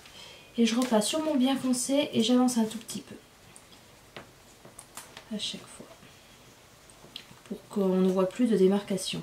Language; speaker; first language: French; native; French